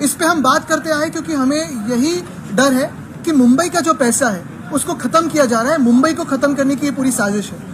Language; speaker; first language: Hindi; non-native, local second language; Marathi